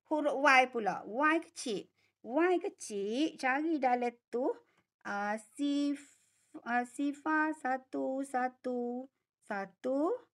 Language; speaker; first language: Malay; native; Malay